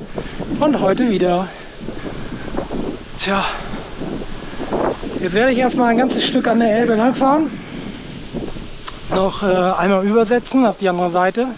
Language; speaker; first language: German; native; German